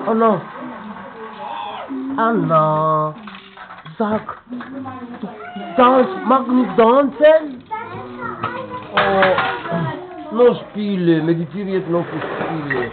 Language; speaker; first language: German; non-native, learner; Lingala